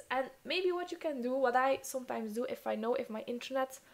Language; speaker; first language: English; non-native, fluent; Dutch